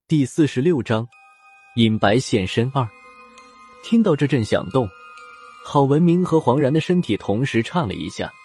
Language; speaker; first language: Chinese; native; Chinese